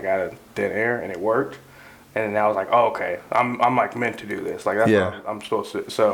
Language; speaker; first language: English; native; English